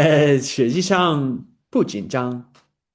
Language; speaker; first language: Chinese; non-native, learner; English